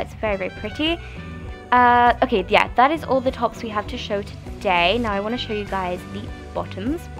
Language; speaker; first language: English; native; English